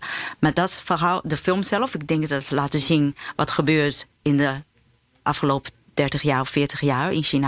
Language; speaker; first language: Dutch; non-native, fluent; Chinese